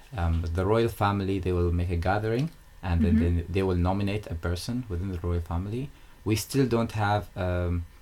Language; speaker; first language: English; non-native, fluent; Arabic